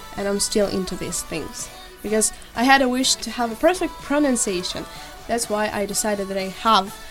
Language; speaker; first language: English; non-native, fluent; Ukrainian